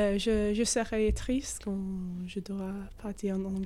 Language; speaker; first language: French; non-native, fluent; English